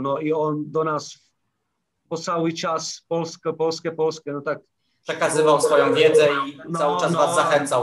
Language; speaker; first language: Polish; non-native, learner; Czech